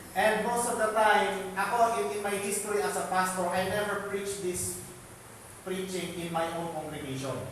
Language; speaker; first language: English; non-native, local second language; Filipino